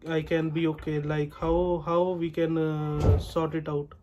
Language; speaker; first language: English; non-native, learner; Punjabi